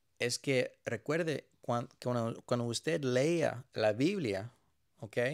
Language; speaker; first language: Spanish; early bilingual, heritage; Spanish